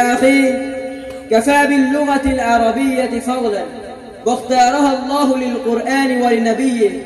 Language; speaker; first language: Arabic; non-native, learner; Urdu